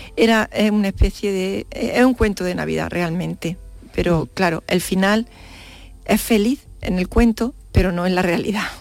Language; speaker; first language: Spanish; native; Spanish